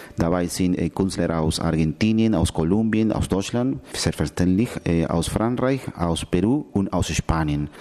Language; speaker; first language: German; non-native, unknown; Spanish